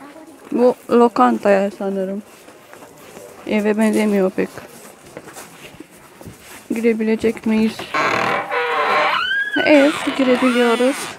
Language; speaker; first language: Turkish; non-native, learner; Romanian